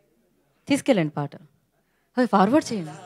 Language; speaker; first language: Telugu; native; Telugu